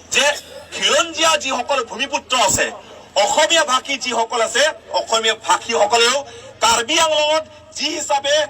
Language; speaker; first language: Assamese; non-native, local second language; Karbi